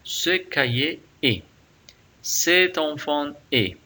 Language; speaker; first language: French; non-native, fluent; Spanish